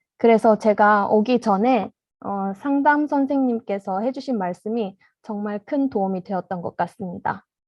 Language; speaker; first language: Korean; early bilingual, heritage; Korean